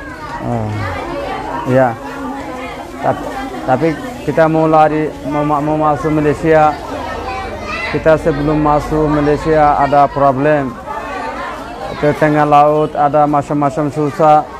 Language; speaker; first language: Indonesian; non-native, learner; Rohingya